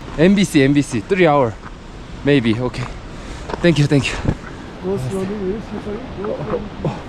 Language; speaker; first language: English; non-native, learner; Korean